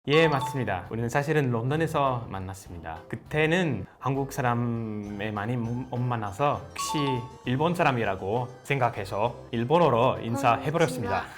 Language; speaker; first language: Korean; non-native, fluent; English